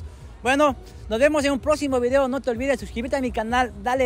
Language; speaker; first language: Spanish; native; Spanish